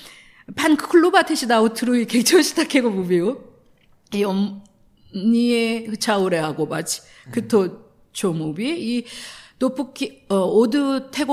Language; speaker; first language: Polish; non-native, learner; Korean